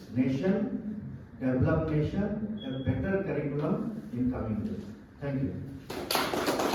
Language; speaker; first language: English; non-native, local second language; Assamese